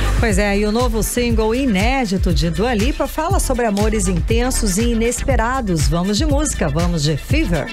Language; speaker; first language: Portuguese; native; Portuguese